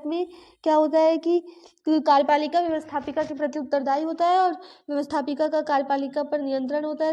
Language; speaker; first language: Hindi; native; Hindi